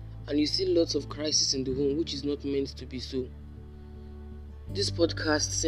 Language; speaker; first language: English; non-native, local second language; Yoruba